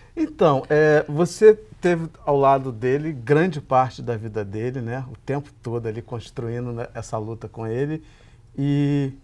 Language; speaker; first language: Portuguese; native; Portuguese